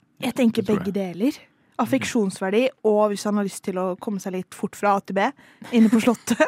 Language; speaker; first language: Norwegian; native; Norwegian